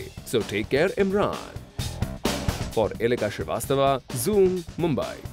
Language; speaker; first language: Hindi; native; Hindi